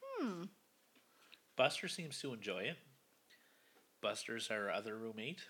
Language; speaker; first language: English; native; English